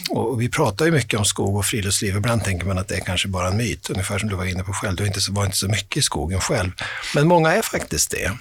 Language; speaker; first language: Swedish; native; Swedish